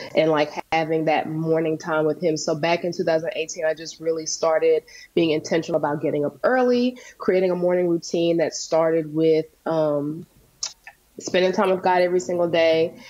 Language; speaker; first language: English; native; English